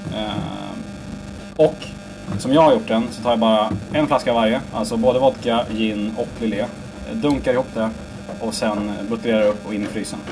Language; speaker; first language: Swedish; native; Swedish